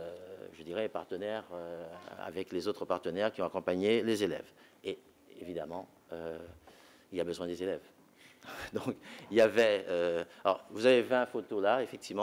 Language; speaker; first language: French; native; French